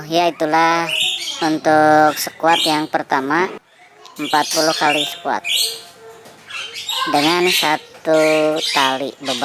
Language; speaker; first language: Indonesian; native; Indonesian